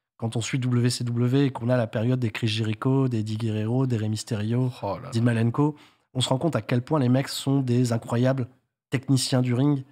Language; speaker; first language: French; native; French